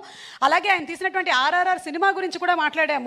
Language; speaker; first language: Telugu; native; Telugu